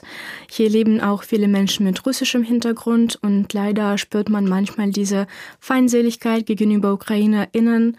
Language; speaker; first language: German; non-native, fluent; Ukrainian